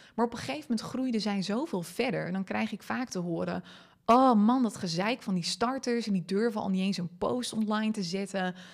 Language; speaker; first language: Dutch; non-native, local second language; Western Frisian